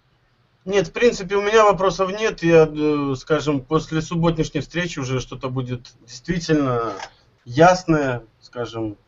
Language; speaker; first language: Russian; native; Russian